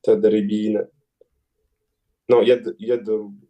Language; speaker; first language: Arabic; non-native, learner; French